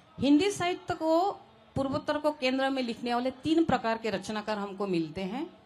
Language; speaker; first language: Hindi; non-native, local second language; Assamese